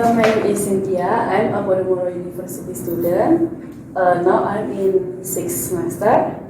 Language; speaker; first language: English; non-native, learner; Indonesian